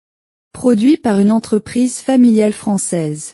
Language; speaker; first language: French; non-native, learner; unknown